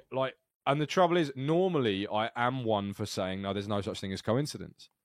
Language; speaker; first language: English; native; English